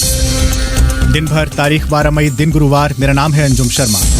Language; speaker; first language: Hindi; native; Hindi